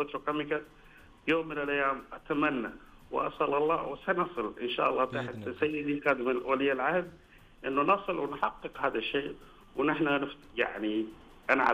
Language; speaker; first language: Arabic; native; Arabic